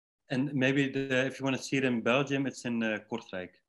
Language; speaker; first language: English; non-native, fluent; Dutch